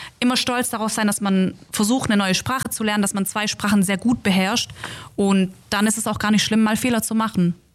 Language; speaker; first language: German; native; German